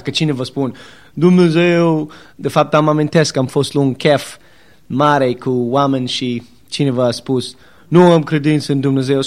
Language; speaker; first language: Romanian; non-native, learner; English